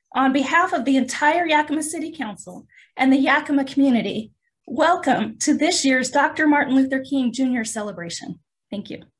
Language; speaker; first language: English; native; English